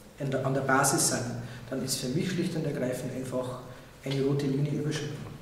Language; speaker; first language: German; native; German